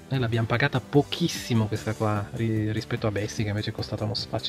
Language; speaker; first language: Italian; native; Italian